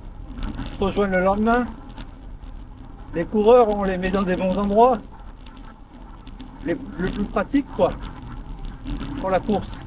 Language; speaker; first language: French; native; French